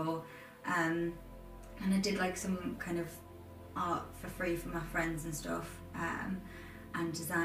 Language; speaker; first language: English; native; English